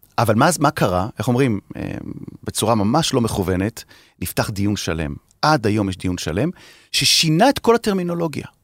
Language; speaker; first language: Hebrew; native; Hebrew